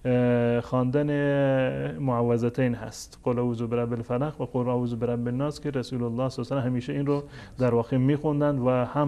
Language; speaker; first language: Persian; native; Persian